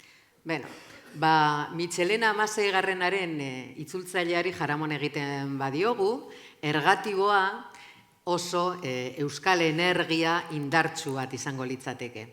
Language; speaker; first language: Basque; native; Basque